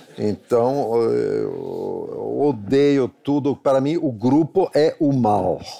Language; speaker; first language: Portuguese; non-native, fluent; Italian